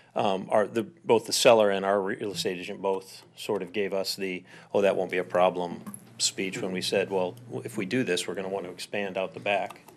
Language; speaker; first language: English; native; English